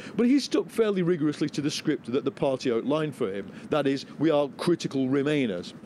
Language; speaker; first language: English; native; English